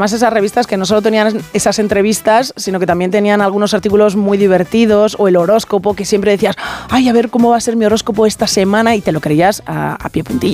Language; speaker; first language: Spanish; native; Spanish